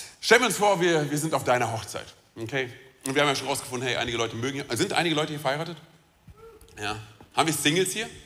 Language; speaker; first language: German; early bilingual, other home language; Romanian